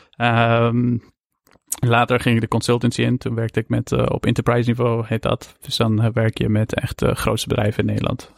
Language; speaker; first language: Dutch; early bilingual, other home language; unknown